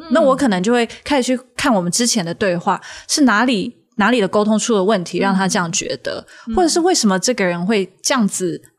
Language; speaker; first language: Chinese; native; Chinese